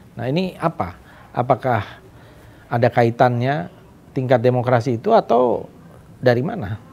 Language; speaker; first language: Indonesian; native; Indonesian